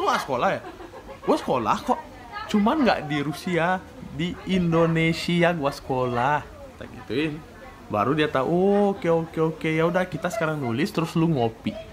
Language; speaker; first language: Indonesian; non-native, fluent; Russian